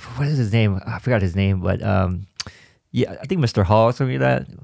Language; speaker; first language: English; native; English